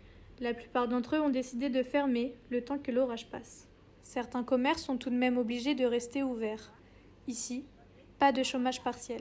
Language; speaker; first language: French; native; French